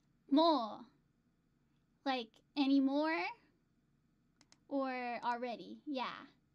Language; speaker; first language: English; native; English